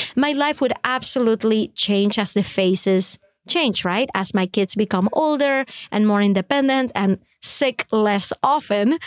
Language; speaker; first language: English; non-native, fluent; Spanish